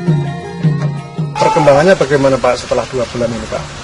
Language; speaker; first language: Indonesian; native; Indonesian